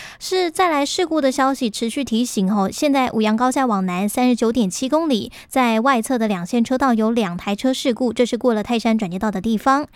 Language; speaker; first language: Chinese; native; Chinese